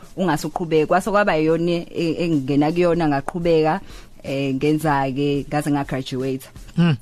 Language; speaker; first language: Zulu; native; Zulu